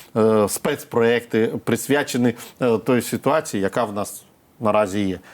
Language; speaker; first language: Ukrainian; non-native, local second language; Russian